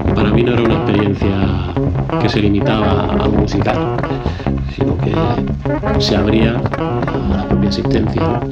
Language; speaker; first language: Spanish; native; Spanish